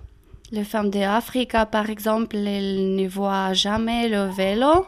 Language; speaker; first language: French; non-native, learner; Russian